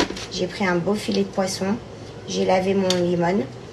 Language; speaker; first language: French; native; French